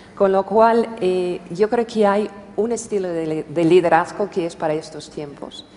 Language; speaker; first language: Spanish; non-native, fluent; English